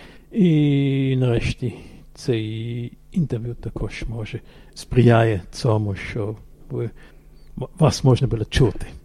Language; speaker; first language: Ukrainian; non-native, fluent; German